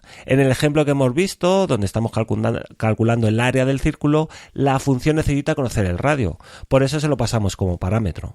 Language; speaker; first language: Spanish; native; Spanish